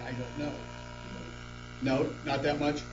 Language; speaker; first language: English; native; English